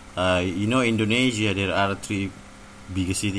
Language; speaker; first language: English; non-native, learner; Indonesian